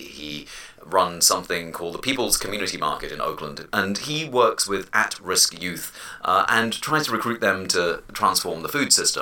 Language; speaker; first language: English; native; English